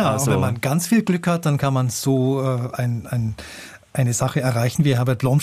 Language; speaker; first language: German; native; German